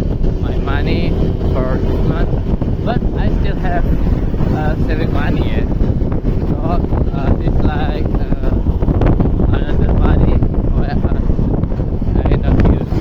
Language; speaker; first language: English; non-native, learner; Indonesian